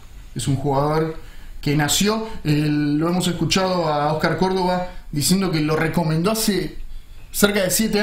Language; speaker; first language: Spanish; native; Spanish